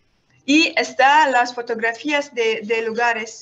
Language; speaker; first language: Spanish; non-native, learner; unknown